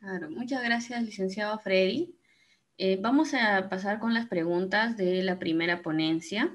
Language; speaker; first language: Spanish; native; Spanish